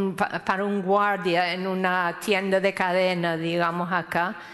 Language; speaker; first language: Spanish; non-native, fluent; English